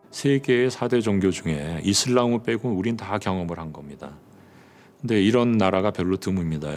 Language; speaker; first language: Korean; native; Korean